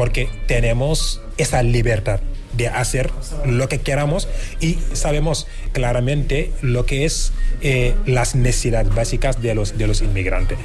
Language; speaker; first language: Spanish; non-native, fluent; Wolof